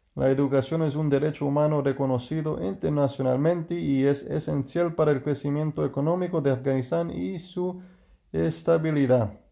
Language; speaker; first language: Spanish; non-native, fluent; English